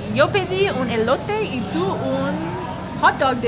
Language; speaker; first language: Spanish; non-native, learner; English